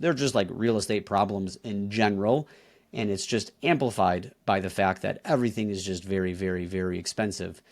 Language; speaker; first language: English; native; English